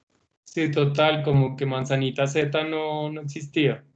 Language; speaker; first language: Spanish; native; Spanish